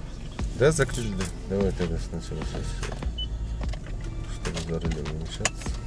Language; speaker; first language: Russian; non-native, local second language; Kyrgyz